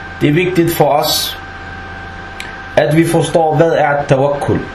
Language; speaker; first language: Danish; non-native, fluent; Arabic